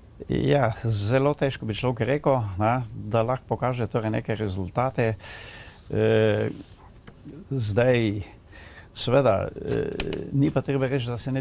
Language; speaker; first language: Slovenian; native; Slovenian